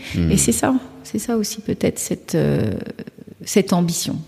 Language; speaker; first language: French; early bilingual, other home language; Kabuverdianu